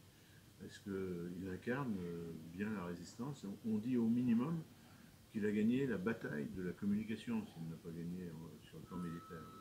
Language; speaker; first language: French; native; French